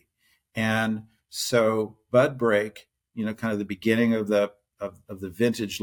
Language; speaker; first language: English; native; English